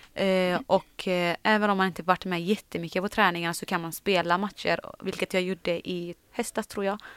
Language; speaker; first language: Swedish; early bilingual, other home language; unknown